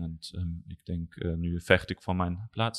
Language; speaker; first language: Dutch; non-native, learner; German